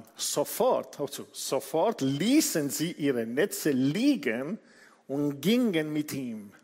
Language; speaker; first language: German; non-native, fluent; Italian